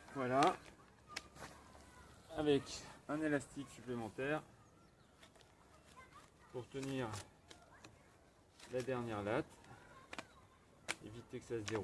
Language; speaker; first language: French; native; French